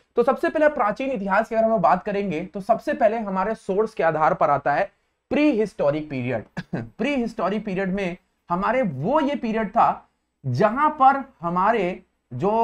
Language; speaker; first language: Hindi; native; Hindi